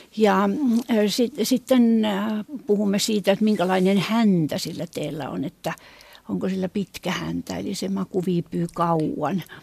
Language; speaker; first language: Finnish; native; Finnish